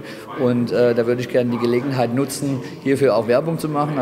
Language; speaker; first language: German; native; German